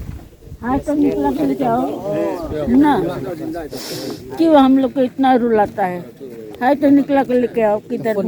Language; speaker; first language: Hindi; non-native, local second language; Bangla